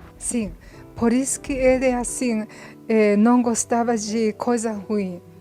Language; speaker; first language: Portuguese; non-native, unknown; Japanese